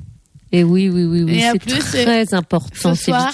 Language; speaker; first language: French; native; French